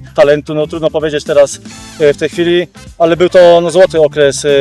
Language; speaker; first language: Polish; native; Polish